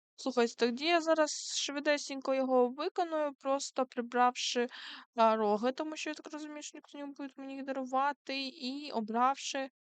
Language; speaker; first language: Ukrainian; non-native, local second language; Russian